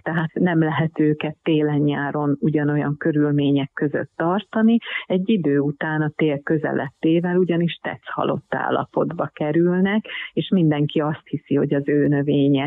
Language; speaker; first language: Hungarian; native; Hungarian